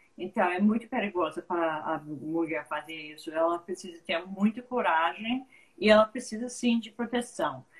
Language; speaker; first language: Portuguese; non-native, fluent; English